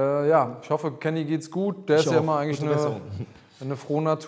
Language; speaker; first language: German; native; German